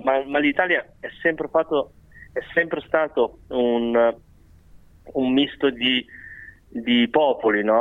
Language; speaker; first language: Italian; early bilingual, other home language; Chinese